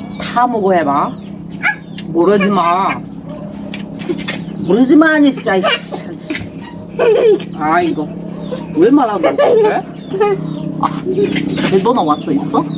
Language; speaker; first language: Korean; non-native, learner; Cebuano